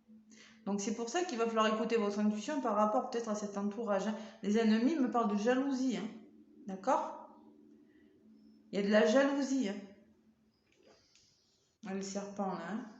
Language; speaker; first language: French; native; French